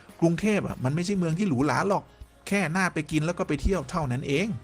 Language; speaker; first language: Thai; native; Thai